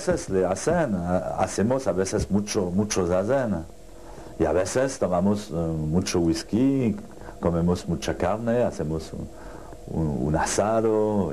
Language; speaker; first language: Spanish; non-native, learner; French